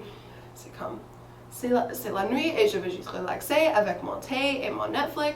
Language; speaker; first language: French; non-native, fluent; English